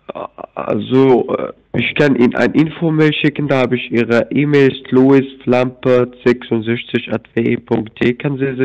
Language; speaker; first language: German; non-native, fluent; Arabic